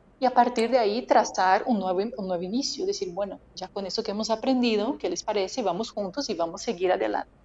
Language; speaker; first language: Spanish; non-native, fluent; Portuguese